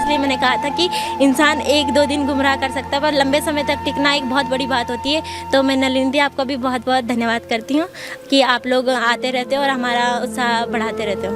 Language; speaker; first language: Hindi; non-native, local second language; Garhwali